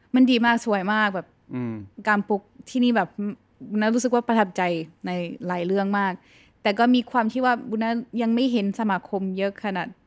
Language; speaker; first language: Thai; non-native, fluent; Portuguese